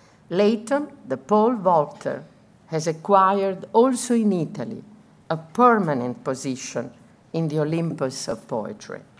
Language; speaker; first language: English; non-native, fluent; Italian